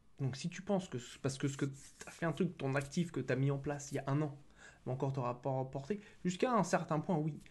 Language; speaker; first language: French; native; French